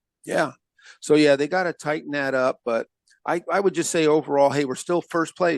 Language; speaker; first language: English; native; English